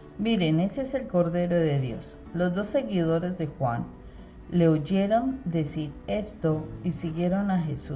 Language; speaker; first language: Spanish; native; Spanish